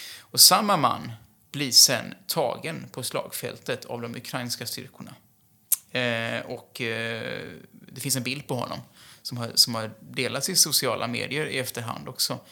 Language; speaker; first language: Swedish; native; Swedish